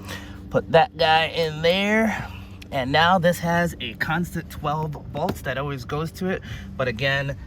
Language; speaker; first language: English; native; English